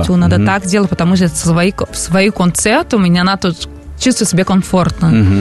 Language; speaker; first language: Russian; non-native, learner; Portuguese